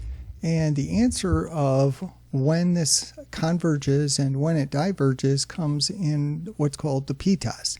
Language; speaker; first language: English; native; English